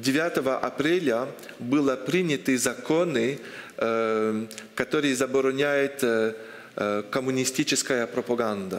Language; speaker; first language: Russian; non-native, fluent; French